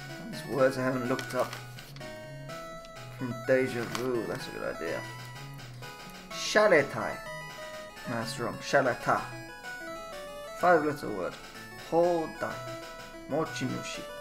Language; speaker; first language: English; native; English